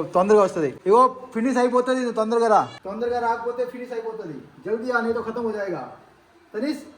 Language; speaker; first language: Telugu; non-native, learner; Hindi